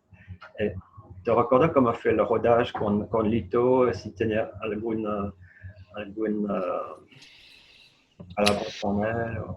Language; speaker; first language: Spanish; non-native, fluent; French